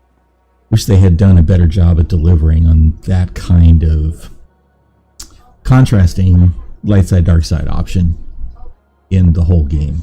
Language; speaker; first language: English; native; English